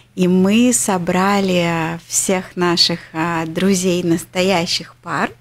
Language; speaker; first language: Russian; native; Russian